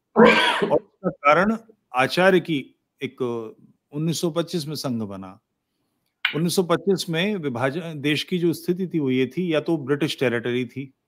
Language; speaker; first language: Hindi; native; Hindi